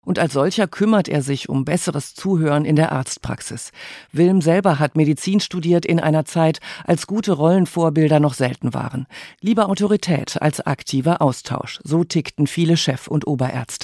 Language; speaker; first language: German; native; German